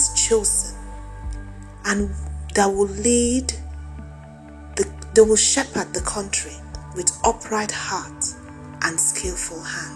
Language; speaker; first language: English; non-native, local second language; Igbo